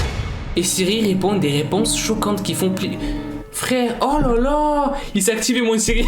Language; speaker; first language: French; native; French